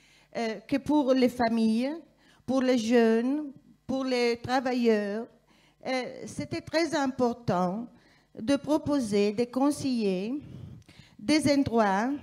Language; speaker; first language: French; non-native, fluent; Italian